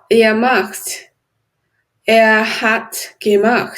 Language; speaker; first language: German; non-native, learner; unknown